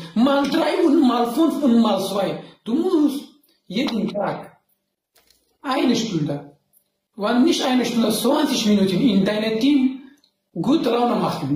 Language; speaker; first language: German; non-native, learner; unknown